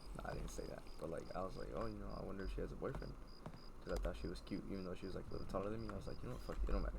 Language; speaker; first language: English; native; English